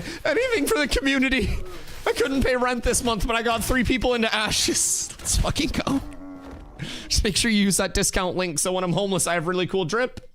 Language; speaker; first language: English; native; English